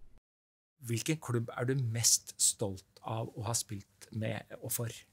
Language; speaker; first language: Norwegian; native; Norwegian